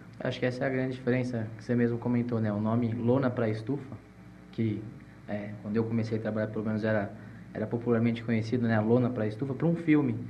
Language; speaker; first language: Portuguese; native; Portuguese